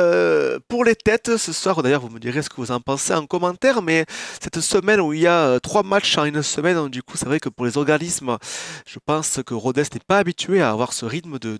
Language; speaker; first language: French; native; French